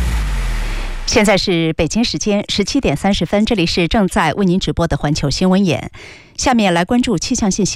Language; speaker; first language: Chinese; native; Chinese